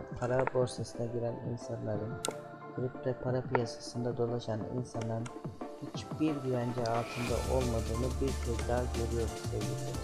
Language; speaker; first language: Turkish; native; Turkish